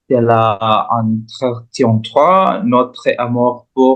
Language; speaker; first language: French; non-native, learner; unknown